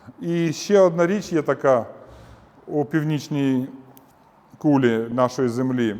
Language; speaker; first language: Ukrainian; non-native, local second language; Russian